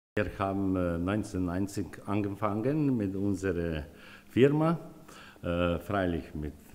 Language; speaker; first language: German; non-native, learner; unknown